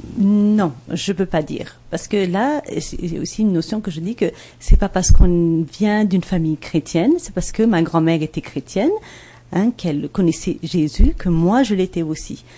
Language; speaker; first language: French; non-native, local second language; Malagasy